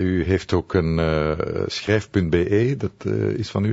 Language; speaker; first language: Dutch; native; Dutch